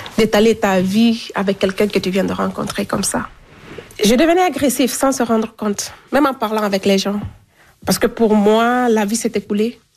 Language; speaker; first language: French; non-native, local second language; Fula